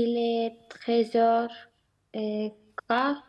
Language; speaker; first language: French; non-native, learner; Romanian